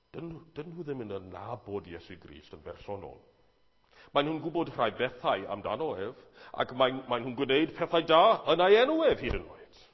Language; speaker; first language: Welsh; native; Welsh